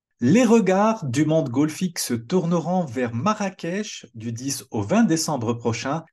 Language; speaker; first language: French; non-native, local second language; Arabic